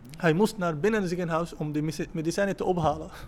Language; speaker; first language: Dutch; non-native, learner; Arabic